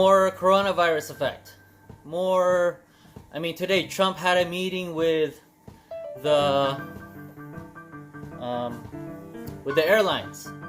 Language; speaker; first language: English; native; English